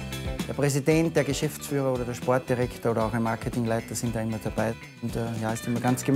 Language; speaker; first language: German; native; German